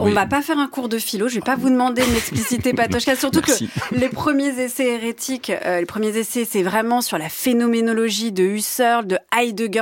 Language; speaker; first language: French; native; French